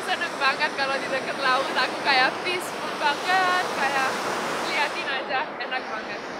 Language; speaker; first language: Indonesian; non-native, fluent; Romanian